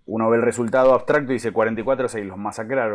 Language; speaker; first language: Spanish; native; Spanish